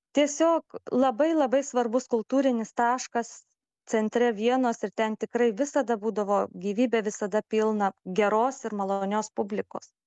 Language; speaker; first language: Lithuanian; native; Lithuanian